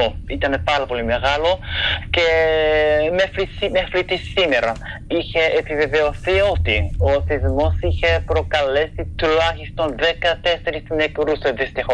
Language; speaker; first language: Greek; non-native, fluent; Japanese